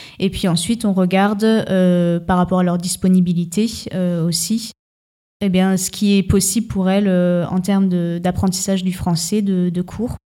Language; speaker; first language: French; native; French